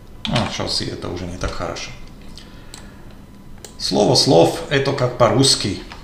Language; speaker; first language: Russian; non-native, fluent; Slovak